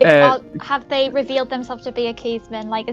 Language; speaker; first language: English; native; English